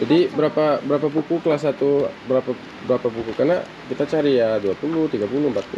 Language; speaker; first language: Indonesian; non-native, learner; German